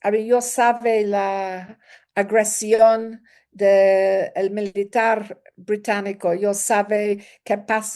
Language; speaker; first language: Spanish; non-native, learner; English